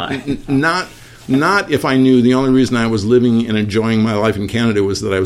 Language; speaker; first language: English; native; English